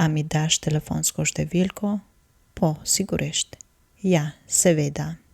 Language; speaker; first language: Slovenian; non-native, fluent; Albanian